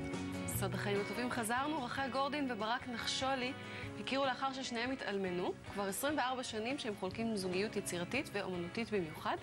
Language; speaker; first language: Hebrew; native; Hebrew